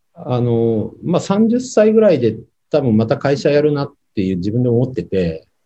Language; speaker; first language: Japanese; native; Japanese